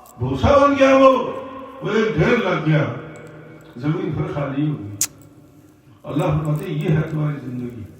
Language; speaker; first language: Urdu; non-native, local second language; Punjabi